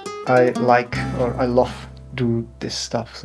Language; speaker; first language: English; non-native, learner; Czech